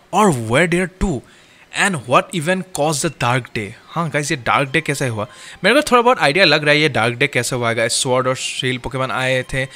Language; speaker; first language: Hindi; native; Hindi